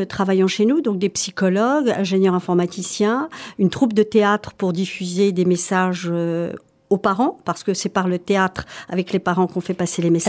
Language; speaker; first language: French; native; French